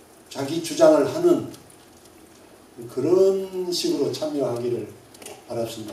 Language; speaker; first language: Korean; native; Korean